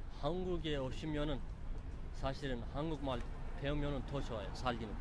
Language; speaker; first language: Korean; non-native, fluent; Turkish